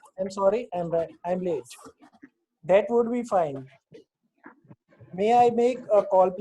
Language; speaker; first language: English; non-native, learner; Gujarati